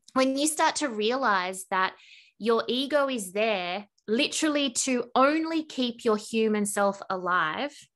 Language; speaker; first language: English; native; English